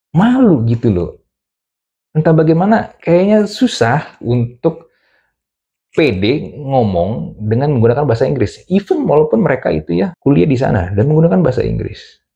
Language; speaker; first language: Indonesian; native; Indonesian